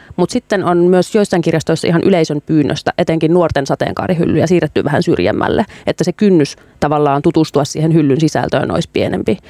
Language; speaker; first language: Finnish; native; Finnish